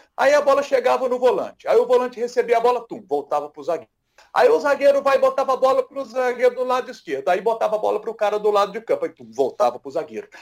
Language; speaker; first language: Portuguese; native; Portuguese